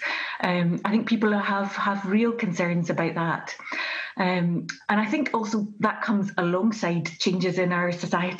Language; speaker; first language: English; native; English